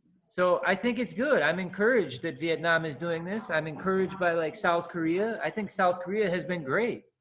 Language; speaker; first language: English; non-native, fluent; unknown